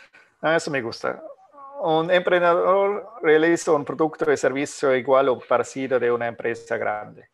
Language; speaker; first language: Spanish; non-native, fluent; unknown